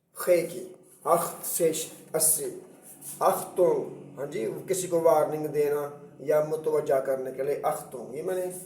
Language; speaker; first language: Urdu; non-native, local second language; Punjabi